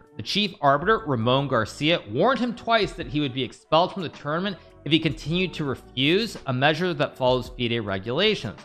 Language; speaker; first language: English; native; English